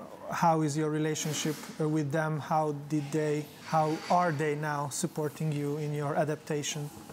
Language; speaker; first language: English; non-native, fluent; Hungarian